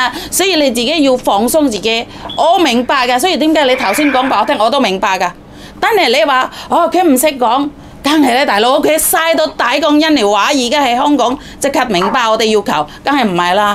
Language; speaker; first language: Cantonese; non-native, fluent; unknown